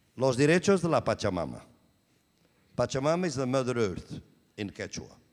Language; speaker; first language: English; non-native, fluent; Portuguese